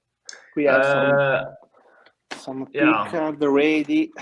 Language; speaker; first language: English; non-native, learner; Italian